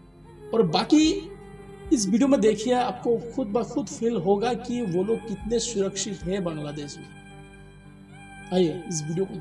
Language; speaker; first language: Hindi; non-native, local second language; Bangla